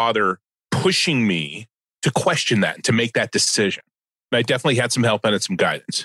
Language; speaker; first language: English; native; English